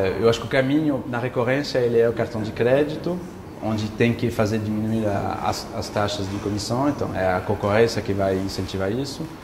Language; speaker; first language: Portuguese; non-native, fluent; French